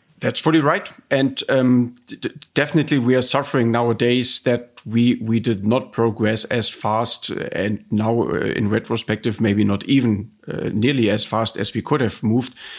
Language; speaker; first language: English; non-native, fluent; German